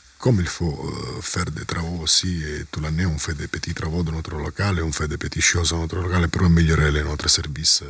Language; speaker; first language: French; non-native, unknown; Italian